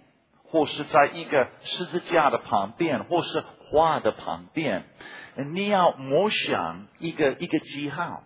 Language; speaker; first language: Chinese; non-native, fluent; English